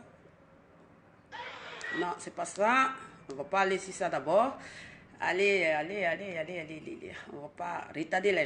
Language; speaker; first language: French; non-native, local second language; Dyula